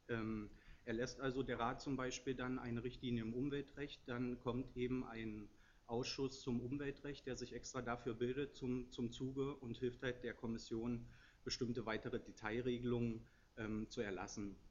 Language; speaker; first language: German; native; German